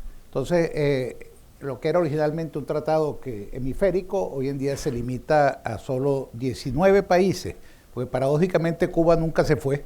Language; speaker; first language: Spanish; native; Spanish